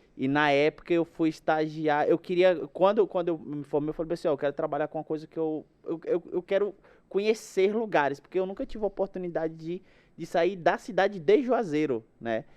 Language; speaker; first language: Portuguese; native; Portuguese